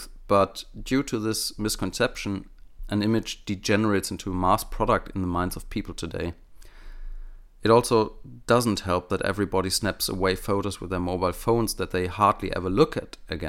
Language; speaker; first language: English; non-native, fluent; German